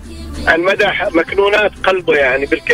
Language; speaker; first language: Arabic; native; Arabic